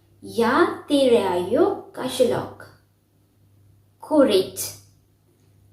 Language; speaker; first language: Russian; non-native, fluent; Sinhala